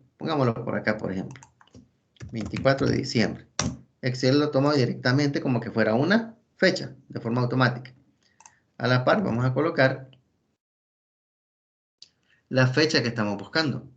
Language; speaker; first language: Spanish; native; Spanish